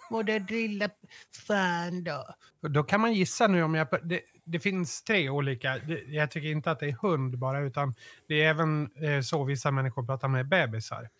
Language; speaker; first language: Swedish; native; Swedish